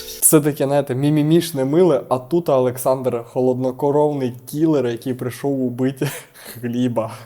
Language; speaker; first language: Ukrainian; native; Ukrainian